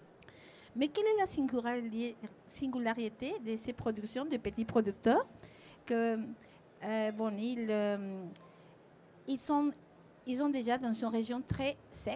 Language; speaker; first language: French; non-native, fluent; Spanish